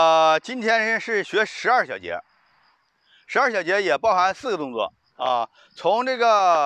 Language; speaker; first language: Chinese; native; Chinese